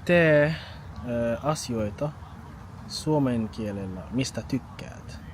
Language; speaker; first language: Finnish; non-native, fluent; English